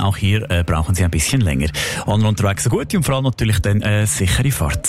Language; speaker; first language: German; native; German